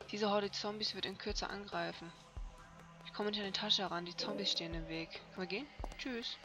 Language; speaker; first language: German; native; German